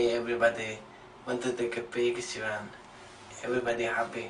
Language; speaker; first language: English; non-native, learner; Spanish